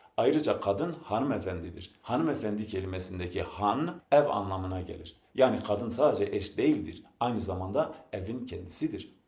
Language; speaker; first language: Turkish; non-native, local second language; Zaza